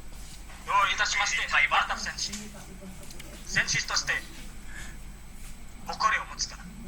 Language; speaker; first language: Japanese; non-native, learner; Indonesian